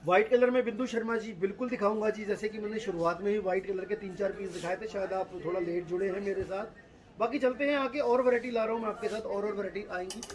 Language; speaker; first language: Hindi; non-native, local second language; Punjabi